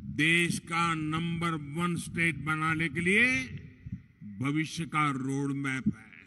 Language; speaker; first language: Hindi; non-native, local second language; Gujarati